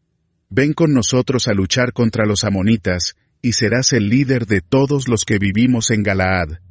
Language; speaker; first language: Spanish; native; Spanish